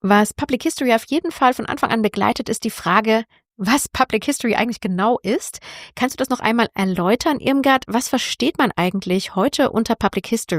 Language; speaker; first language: German; native; German